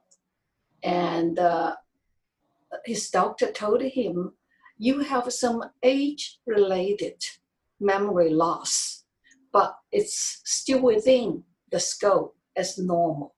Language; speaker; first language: English; non-native, fluent; Chinese